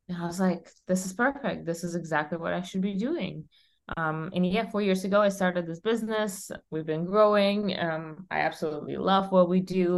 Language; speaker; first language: English; non-native, fluent; Russian